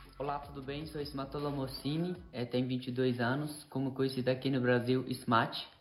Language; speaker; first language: Portuguese; non-native, learner; Persian